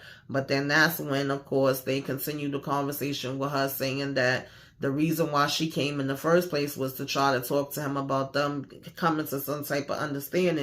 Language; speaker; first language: English; native; English